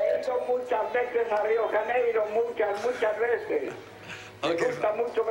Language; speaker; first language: Portuguese; non-native, learner; Spanish